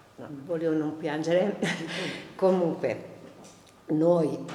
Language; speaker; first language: Italian; non-native, fluent; Hungarian